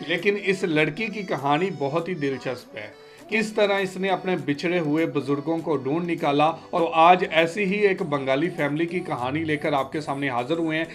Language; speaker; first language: Urdu; non-native, local second language; Bangla